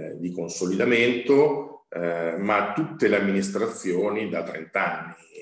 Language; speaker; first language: Italian; native; Italian